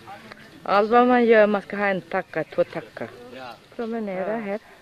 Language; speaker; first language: Swedish; non-native, fluent; Spanish